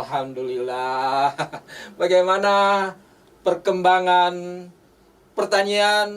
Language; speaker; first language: Indonesian; native; Indonesian